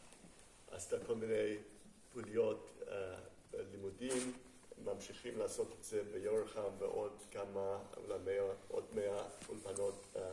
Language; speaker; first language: Hebrew; non-native, fluent; English